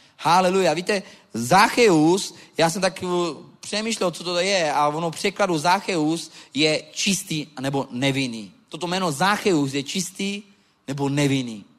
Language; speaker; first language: Czech; non-native, local second language; Romany